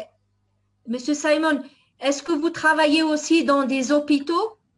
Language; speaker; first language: French; non-native, fluent; Italian